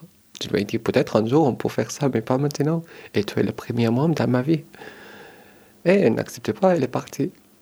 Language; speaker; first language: French; non-native, learner; Arabic